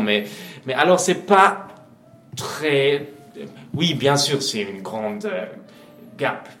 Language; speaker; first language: French; non-native, fluent; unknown